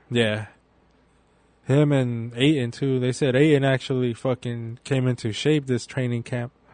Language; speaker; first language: English; early bilingual, other home language; Spanish